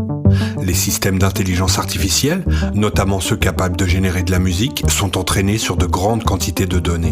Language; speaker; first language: French; native; French